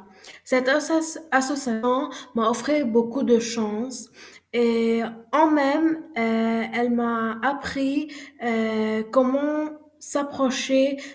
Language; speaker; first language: French; non-native, learner; Arabic